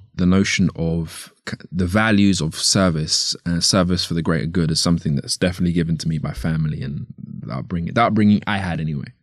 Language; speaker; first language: English; native; English